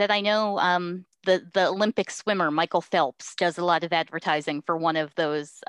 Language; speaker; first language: English; native; English